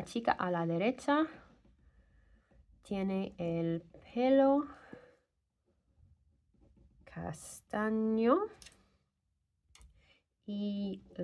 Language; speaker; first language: Spanish; non-native, fluent; English